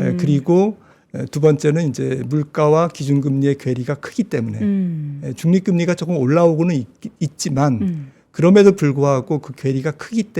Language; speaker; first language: Korean; native; Korean